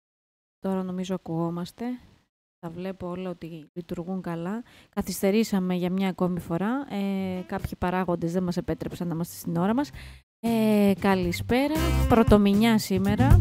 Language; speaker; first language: Greek; native; Greek